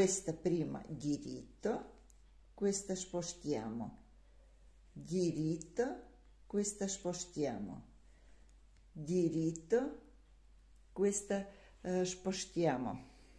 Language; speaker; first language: Italian; non-native, learner; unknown